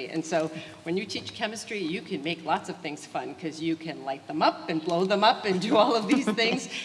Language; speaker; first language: English; early bilingual, other home language; Portuguese